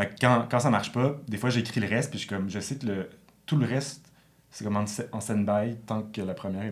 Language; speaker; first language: French; native; French